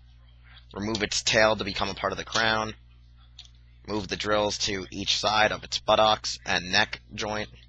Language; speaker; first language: English; native; English